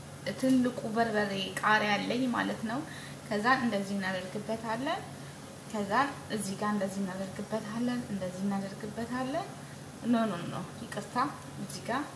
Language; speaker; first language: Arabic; non-native, learner; Amharic